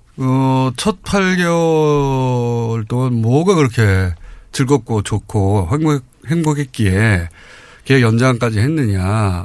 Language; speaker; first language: Korean; native; Korean